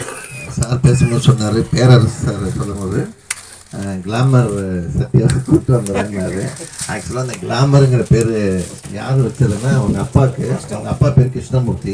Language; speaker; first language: Tamil; native; Tamil